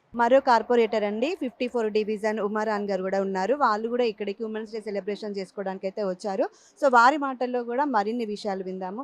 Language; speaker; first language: Telugu; native; Telugu